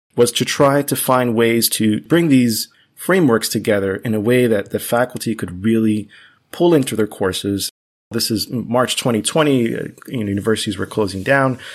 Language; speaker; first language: English; early bilingual, other home language; Spanish